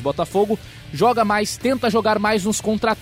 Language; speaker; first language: Portuguese; native; Portuguese